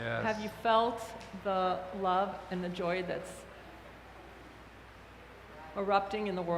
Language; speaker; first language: English; native; English